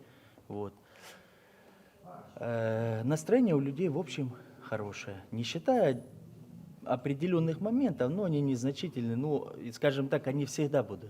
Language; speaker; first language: Russian; native; Russian